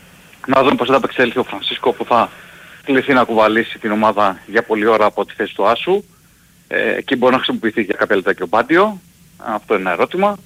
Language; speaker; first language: Greek; native; Greek